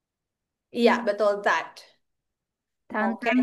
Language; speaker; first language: English; non-native, fluent; Indonesian